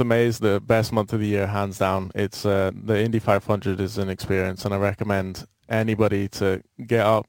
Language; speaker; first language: English; native; English